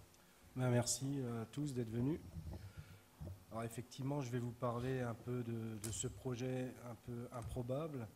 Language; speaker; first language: French; native; French